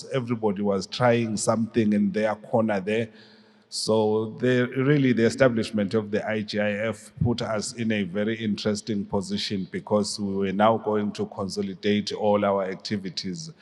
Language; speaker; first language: English; non-native, local second language; Swati